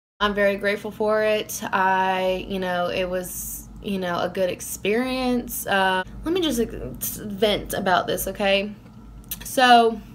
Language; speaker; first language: English; native; English